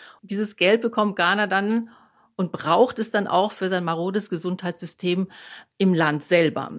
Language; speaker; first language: German; native; German